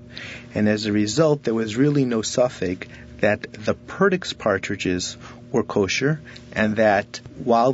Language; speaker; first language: English; native; English